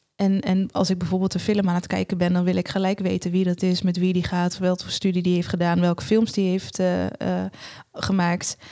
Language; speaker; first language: Dutch; early bilingual, other home language; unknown